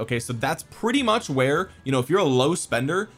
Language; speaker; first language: English; native; English